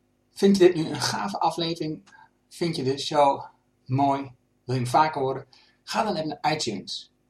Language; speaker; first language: Dutch; native; Dutch